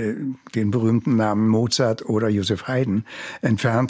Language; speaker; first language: German; native; German